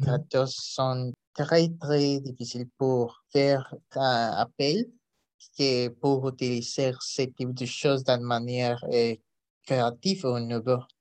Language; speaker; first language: French; non-native, learner; Spanish